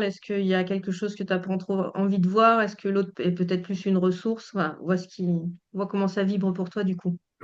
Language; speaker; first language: French; native; French